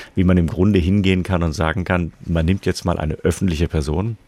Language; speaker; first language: German; native; German